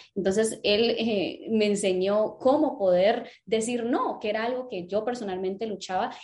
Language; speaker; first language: Spanish; early bilingual, other home language; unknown